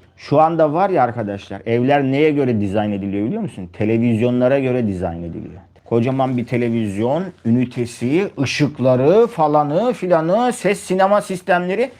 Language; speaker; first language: Turkish; native; Turkish